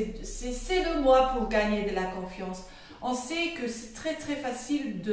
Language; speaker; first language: French; non-native, local second language; Dutch